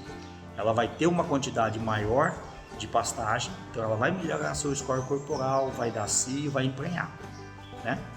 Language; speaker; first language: Portuguese; native; Portuguese